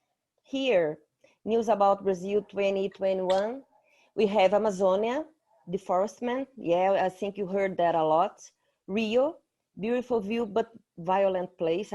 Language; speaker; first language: English; non-native, fluent; Portuguese